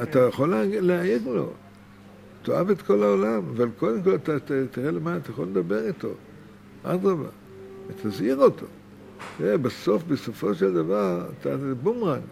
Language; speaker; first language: Hebrew; native; Hebrew